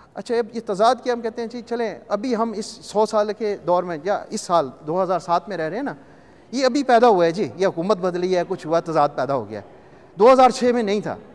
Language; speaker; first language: Urdu; non-native, local second language; Punjabi